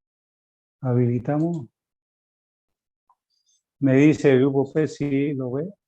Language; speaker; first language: Spanish; native; Spanish